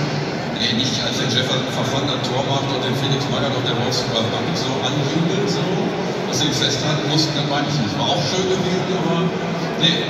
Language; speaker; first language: German; native; German